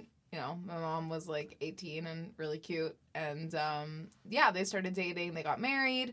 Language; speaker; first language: English; native; English